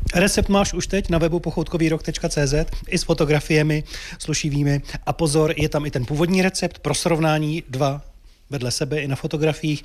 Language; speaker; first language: Czech; native; Czech